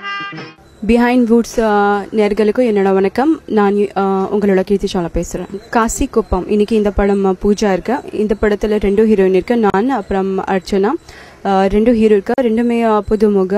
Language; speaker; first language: Tamil; non-native, learner; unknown